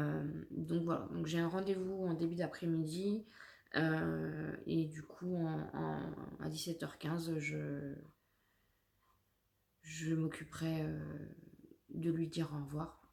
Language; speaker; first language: French; native; French